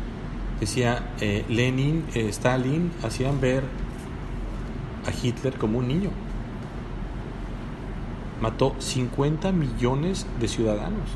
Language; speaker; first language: Spanish; native; Spanish